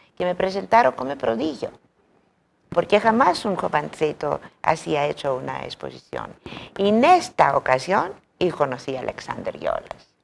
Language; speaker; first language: Spanish; non-native, fluent; Greek